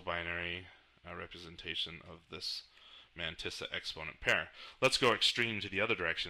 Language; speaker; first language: English; native; English